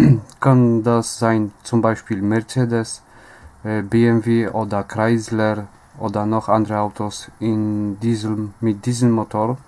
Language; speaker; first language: German; non-native, learner; Polish